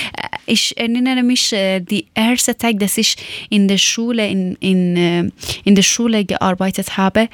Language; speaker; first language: German; non-native, fluent; Persian